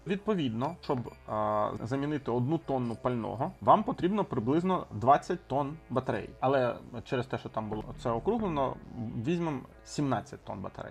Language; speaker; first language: Ukrainian; non-native, local second language; Russian